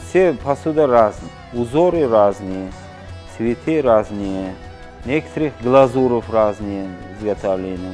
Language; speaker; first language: Russian; non-native, learner; Uzbek